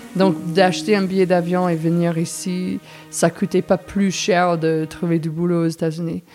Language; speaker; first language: French; non-native, fluent; English